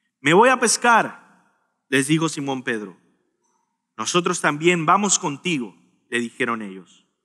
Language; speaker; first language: Spanish; native; Spanish